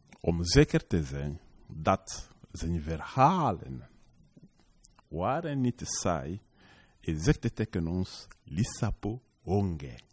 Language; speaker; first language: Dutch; non-native, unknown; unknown